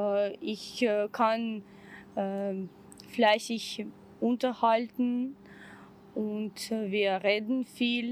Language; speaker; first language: German; non-native, learner; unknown